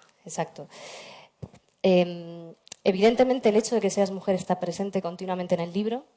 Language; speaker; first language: Spanish; native; Spanish